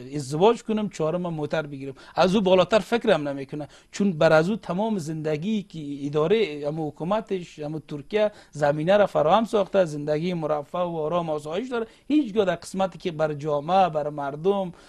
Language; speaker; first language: Persian; non-native, local second language; Uzbek